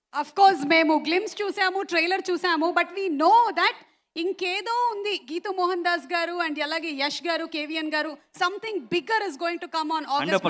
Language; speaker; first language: Telugu; native; Telugu